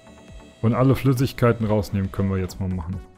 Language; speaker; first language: German; native; German